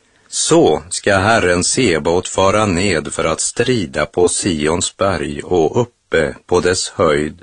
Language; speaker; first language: Swedish; native; Swedish